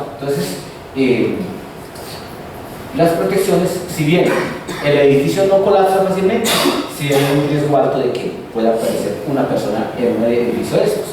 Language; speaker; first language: Spanish; native; Spanish